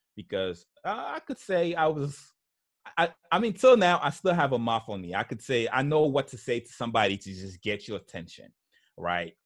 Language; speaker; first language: English; early bilingual, other home language; Haitian Creole